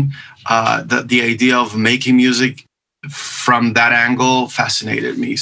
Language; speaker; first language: English; non-native, fluent; Spanish